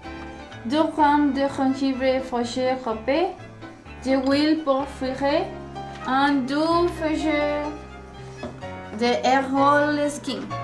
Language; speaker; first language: French; non-native, learner; Spanish